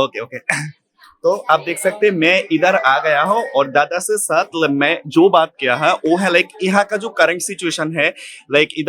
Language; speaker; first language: Hindi; non-native, learner; Bangla